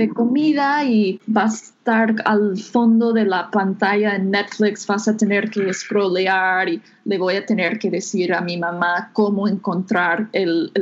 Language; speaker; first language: Spanish; non-native, fluent; English